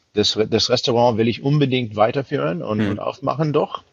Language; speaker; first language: German; non-native, fluent; English